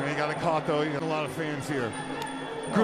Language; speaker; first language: English; native; English